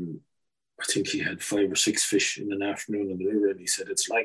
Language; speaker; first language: English; native; English